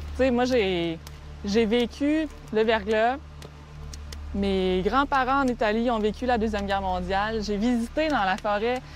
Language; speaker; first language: French; native; French